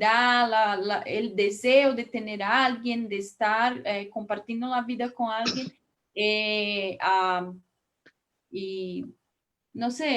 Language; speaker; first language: Spanish; non-native, learner; Portuguese